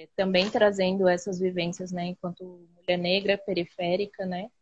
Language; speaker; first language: Portuguese; native; Portuguese